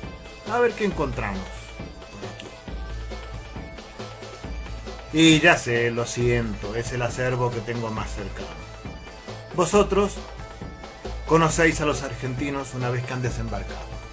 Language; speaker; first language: Spanish; native; Spanish